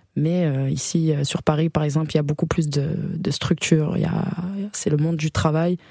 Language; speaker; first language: French; native; French